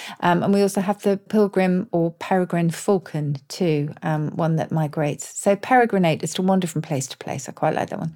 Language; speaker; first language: English; native; English